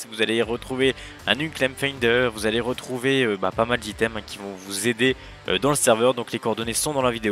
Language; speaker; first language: French; native; French